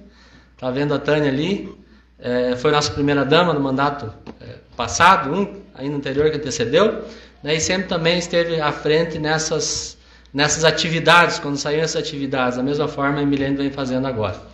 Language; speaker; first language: Portuguese; native; Portuguese